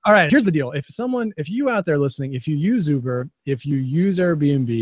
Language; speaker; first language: English; native; English